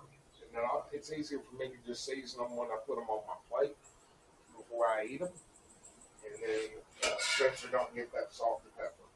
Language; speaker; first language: English; native; English